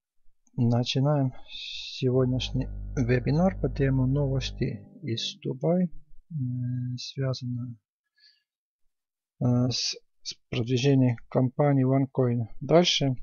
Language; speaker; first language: Russian; non-native, fluent; Estonian